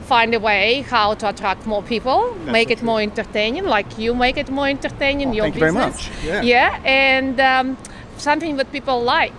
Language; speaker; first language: English; non-native, fluent; Russian